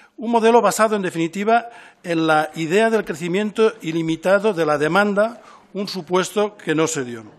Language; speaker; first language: Spanish; non-native, local second language; Catalan